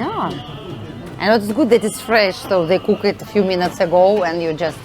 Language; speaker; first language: English; non-native, learner; Russian